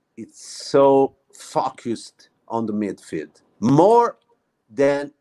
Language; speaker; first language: English; non-native, fluent; Italian